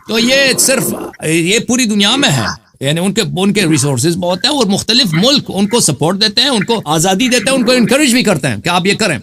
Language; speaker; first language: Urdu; non-native, fluent; Persian